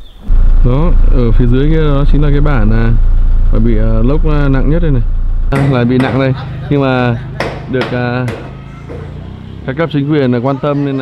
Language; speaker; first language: Vietnamese; native; Vietnamese